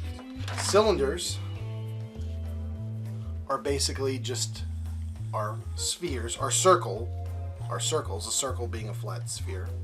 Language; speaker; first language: English; native; English